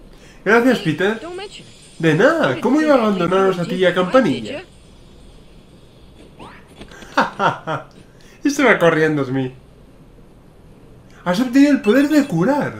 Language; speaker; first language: Spanish; native; Spanish